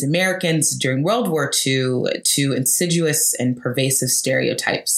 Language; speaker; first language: English; native; English